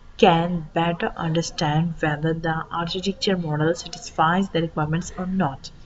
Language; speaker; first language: English; non-native, local second language; Urdu